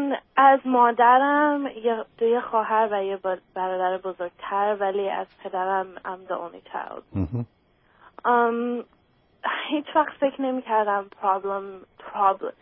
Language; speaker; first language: Persian; early bilingual, other home language; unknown